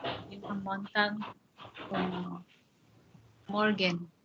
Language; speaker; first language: German; non-native, learner; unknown